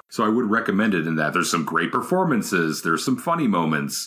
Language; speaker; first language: English; native; English